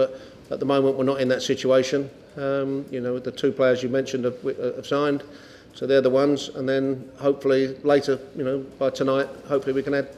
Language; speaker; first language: English; native; English